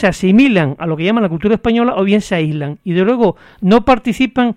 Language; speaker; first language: Spanish; native; Spanish